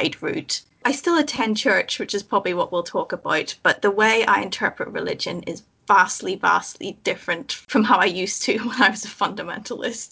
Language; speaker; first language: English; native; English